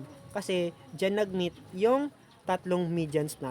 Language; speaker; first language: Filipino; native; Filipino